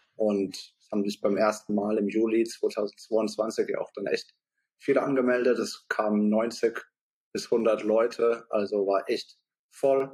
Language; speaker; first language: German; native; German